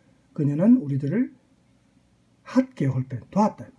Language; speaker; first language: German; non-native, fluent; Korean